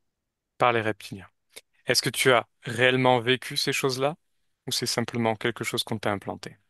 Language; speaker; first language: French; native; French